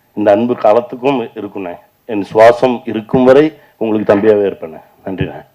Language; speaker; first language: Tamil; native; Tamil